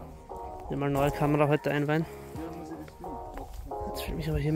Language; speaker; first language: German; native; German